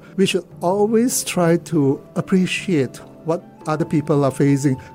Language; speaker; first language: English; non-native, local second language; Cantonese